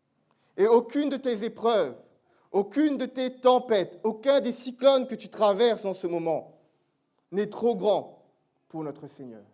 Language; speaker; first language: French; native; French